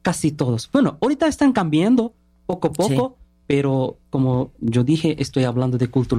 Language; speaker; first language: Spanish; non-native, learner; Bangla